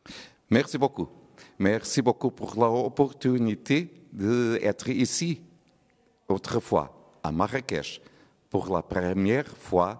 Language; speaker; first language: French; non-native, learner; Portuguese